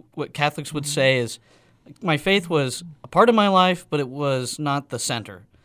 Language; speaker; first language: English; native; English